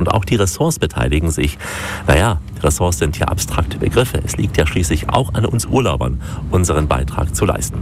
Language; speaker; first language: German; native; German